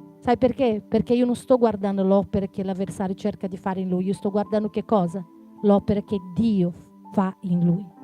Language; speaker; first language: Italian; non-native, fluent; Portuguese